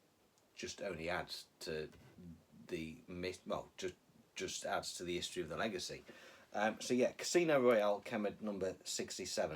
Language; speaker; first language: English; native; English